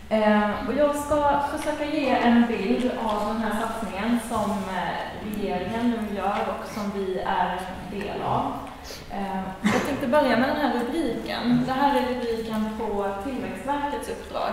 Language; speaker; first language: Swedish; native; Swedish